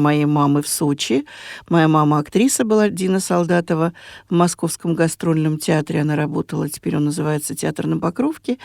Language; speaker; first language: Russian; native; Russian